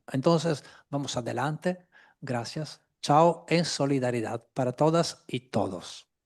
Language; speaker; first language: Spanish; non-native, fluent; Italian